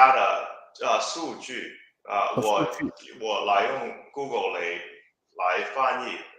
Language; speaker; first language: Chinese; non-native, learner; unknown